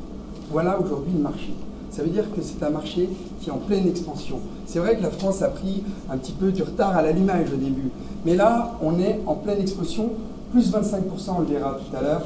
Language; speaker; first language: French; native; French